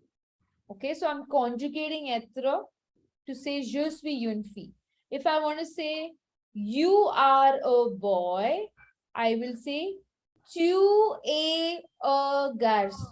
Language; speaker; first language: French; non-native, fluent; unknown